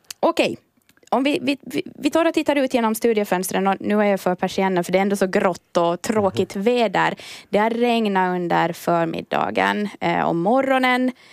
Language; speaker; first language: Swedish; native; Swedish